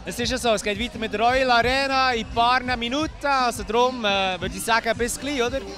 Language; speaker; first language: German; native; German